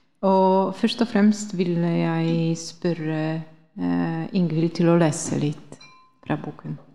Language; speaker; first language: Norwegian; non-native, fluent; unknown